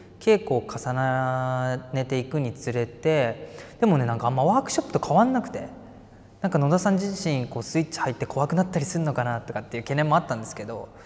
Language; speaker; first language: Japanese; native; Japanese